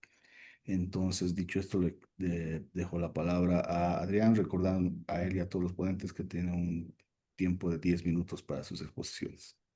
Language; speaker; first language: Spanish; native; Spanish